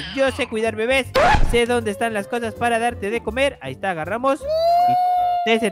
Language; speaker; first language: Spanish; native; Spanish